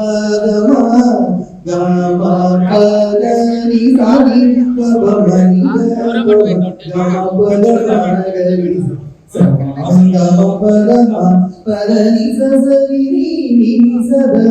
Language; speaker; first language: Telugu; native; Telugu